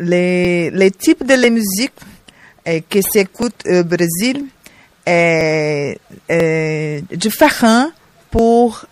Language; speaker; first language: French; non-native, learner; Portuguese